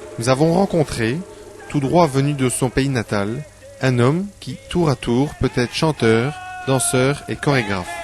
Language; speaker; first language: French; native; French